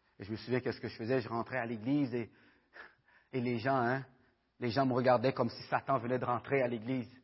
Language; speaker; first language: French; early bilingual, other home language; Haitian Creole